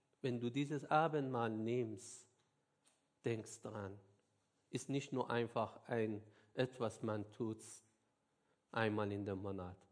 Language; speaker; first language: German; non-native, learner; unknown